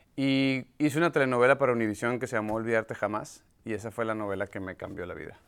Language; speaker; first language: Spanish; native; Spanish